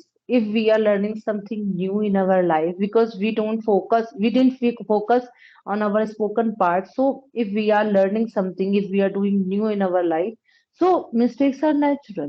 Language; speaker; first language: English; non-native, local second language; Punjabi